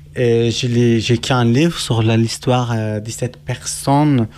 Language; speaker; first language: French; non-native, learner; Turkish